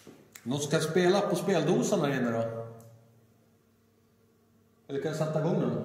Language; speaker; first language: Swedish; native; Swedish